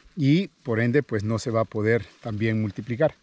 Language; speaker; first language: Spanish; native; Spanish